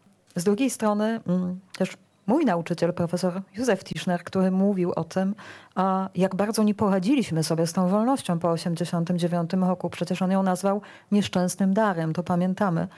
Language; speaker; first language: Polish; native; Polish